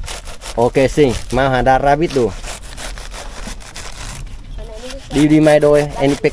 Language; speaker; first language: Portuguese; non-native, learner; Vietnamese